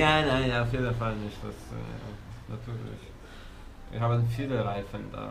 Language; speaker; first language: German; non-native, learner; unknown